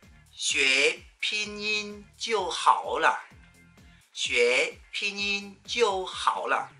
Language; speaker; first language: Chinese; non-native, fluent; Vietnamese